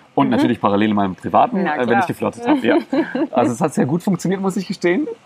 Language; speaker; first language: German; non-native, local second language; Greek